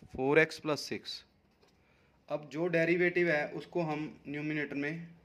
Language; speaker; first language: Hindi; non-native, local second language; Punjabi